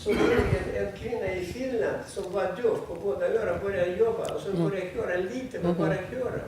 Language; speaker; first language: Swedish; non-native, fluent; Russian